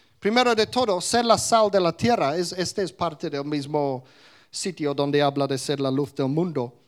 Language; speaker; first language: Spanish; non-native, fluent; English